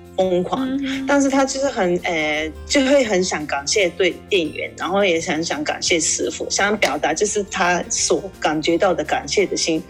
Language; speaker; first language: Chinese; non-native, fluent; Japanese